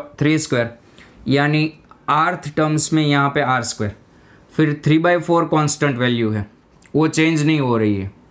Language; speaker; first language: Hindi; non-native, local second language; Gujarati